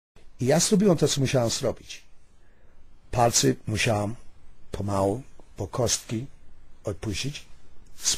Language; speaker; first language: Polish; early bilingual, heritage; Polish